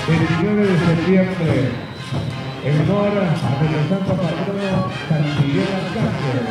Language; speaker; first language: Spanish; native; Spanish